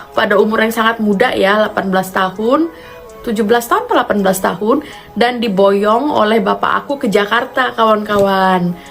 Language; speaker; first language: Indonesian; native; Indonesian